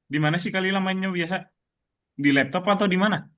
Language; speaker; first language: Indonesian; native; Indonesian